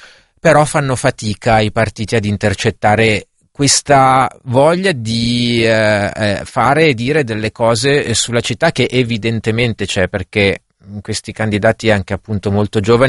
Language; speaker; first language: Italian; native; Italian